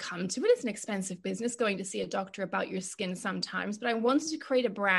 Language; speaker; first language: English; native; English